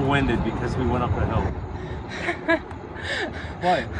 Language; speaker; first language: English; native; English